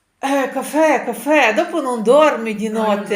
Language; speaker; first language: Italian; non-native, learner; Ukrainian